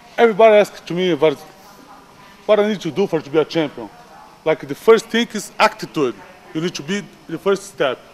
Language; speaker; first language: English; non-native, learner; Portuguese